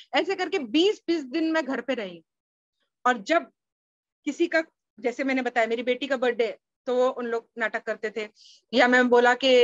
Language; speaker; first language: Hindi; native; Hindi